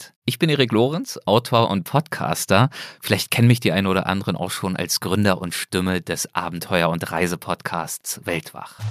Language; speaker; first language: German; native; German